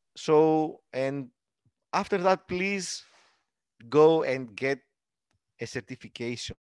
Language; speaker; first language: English; non-native, fluent; Greek